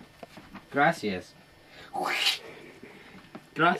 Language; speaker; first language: Spanish; non-native, learner; English